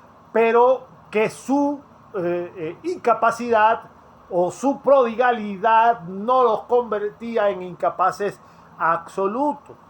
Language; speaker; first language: Spanish; native; Spanish